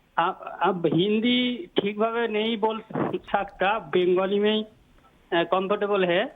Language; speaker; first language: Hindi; non-native, local second language; Bangla